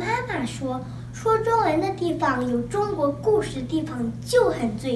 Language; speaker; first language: Chinese; early bilingual, heritage; Chinese